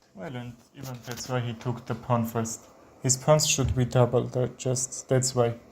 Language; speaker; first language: English; non-native, learner; Armenian